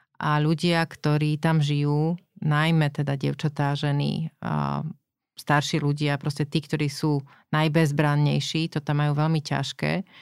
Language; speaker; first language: Slovak; native; Slovak